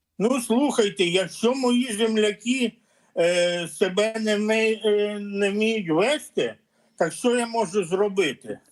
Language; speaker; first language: Ukrainian; native; Ukrainian